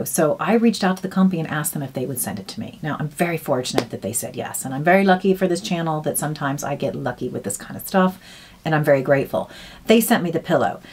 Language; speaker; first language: English; native; English